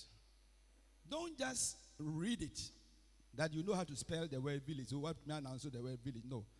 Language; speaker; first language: English; non-native, local second language; Akan